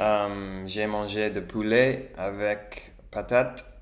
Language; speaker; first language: French; non-native, learner; English